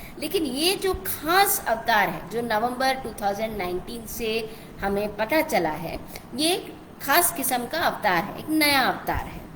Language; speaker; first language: Hindi; non-native, local second language; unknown